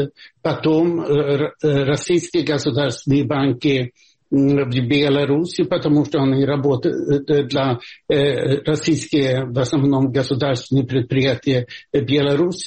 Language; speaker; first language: Russian; non-native, fluent; Swedish